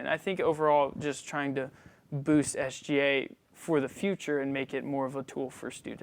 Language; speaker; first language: English; native; English